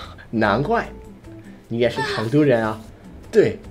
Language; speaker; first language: Chinese; non-native, fluent; English